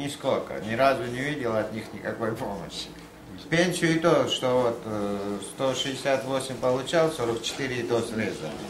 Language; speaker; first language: Russian; non-native, fluent; Georgian